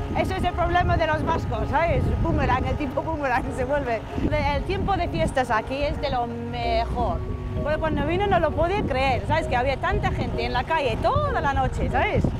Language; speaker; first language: Spanish; non-native, fluent; English